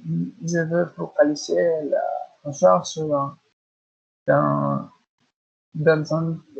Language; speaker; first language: French; non-native, learner; Spanish